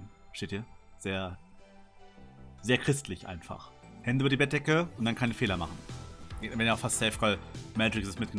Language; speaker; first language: German; native; German